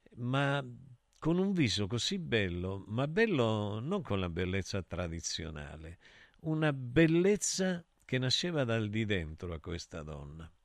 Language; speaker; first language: Italian; native; Italian